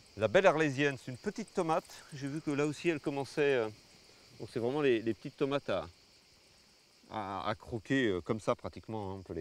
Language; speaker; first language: French; native; French